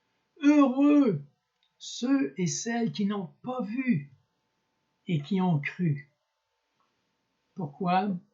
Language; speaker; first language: French; native; French